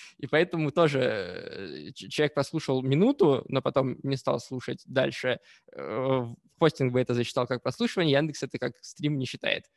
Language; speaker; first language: Russian; native; Russian